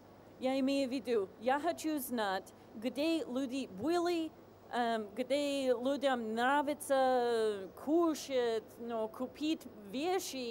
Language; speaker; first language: Russian; non-native, fluent; English